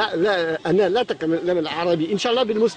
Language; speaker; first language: Arabic; non-native, learner; French